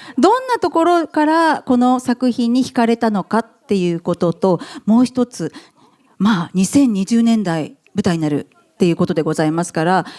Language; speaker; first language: Japanese; native; Japanese